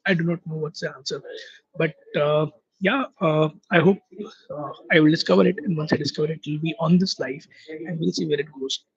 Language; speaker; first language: English; non-native, local second language; Hindi